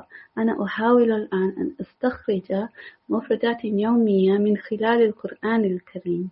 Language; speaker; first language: Arabic; non-native, learner; English